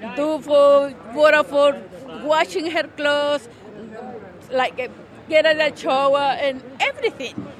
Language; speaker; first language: English; non-native, learner; Spanish